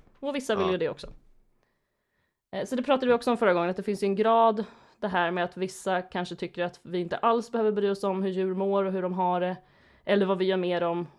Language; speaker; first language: Swedish; native; Swedish